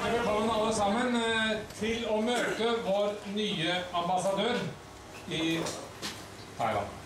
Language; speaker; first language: Norwegian; native; Norwegian